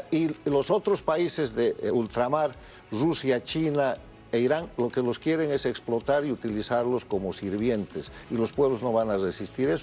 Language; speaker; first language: Spanish; native; Spanish